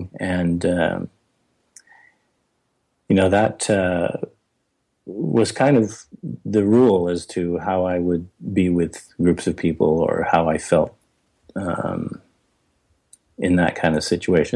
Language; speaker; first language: English; native; English